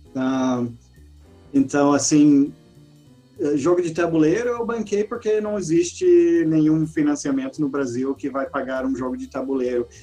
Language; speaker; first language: Portuguese; non-native, fluent; English